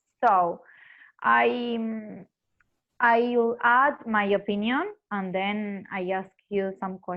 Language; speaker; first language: English; non-native, fluent; Spanish